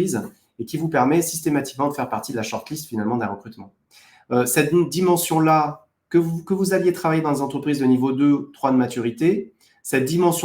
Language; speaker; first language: French; native; French